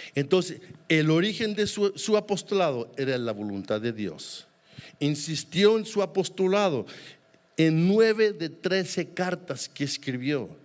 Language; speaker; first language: Spanish; native; Spanish